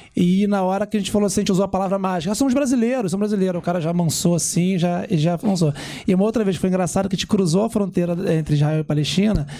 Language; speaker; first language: Portuguese; native; Portuguese